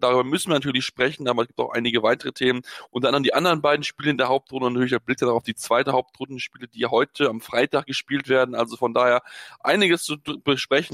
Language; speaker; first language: German; native; German